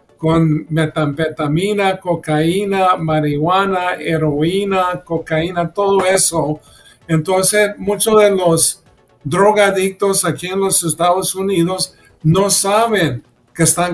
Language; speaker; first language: Spanish; early bilingual, heritage; Spanish